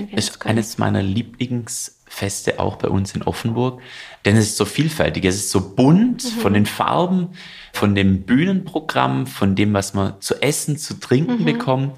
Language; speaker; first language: German; native; German